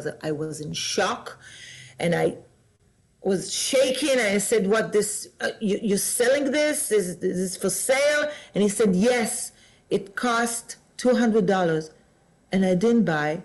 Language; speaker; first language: English; non-native, fluent; Hebrew